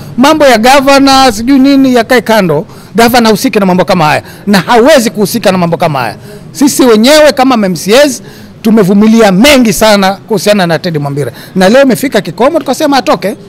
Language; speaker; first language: Swahili; native; Swahili